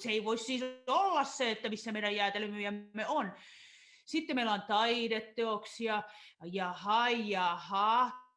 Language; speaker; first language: Finnish; native; Finnish